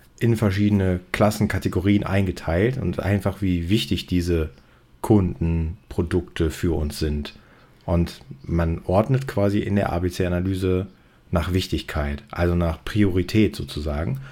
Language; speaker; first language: German; native; German